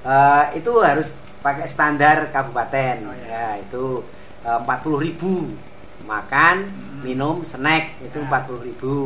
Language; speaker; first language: Indonesian; native; Indonesian